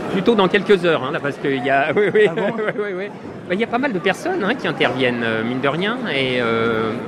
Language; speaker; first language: French; native; French